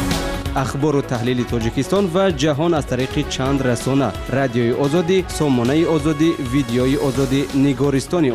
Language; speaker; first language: Tajik; native; Tajik